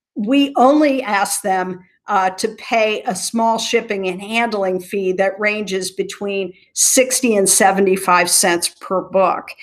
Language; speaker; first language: English; native; English